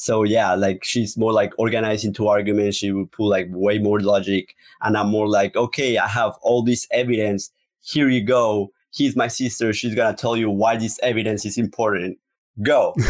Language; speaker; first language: English; non-native, fluent; Spanish